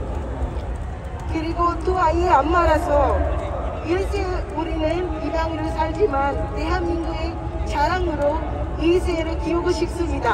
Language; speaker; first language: Korean; non-native, fluent; Sinhala